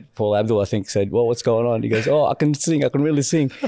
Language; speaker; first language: English; native; English